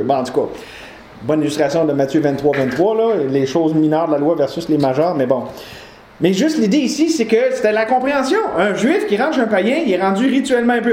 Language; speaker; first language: French; native; French